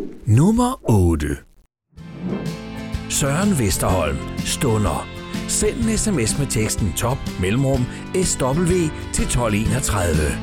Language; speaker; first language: Danish; native; Danish